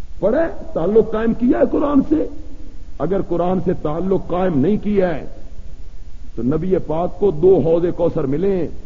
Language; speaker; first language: Urdu; non-native, local second language; Punjabi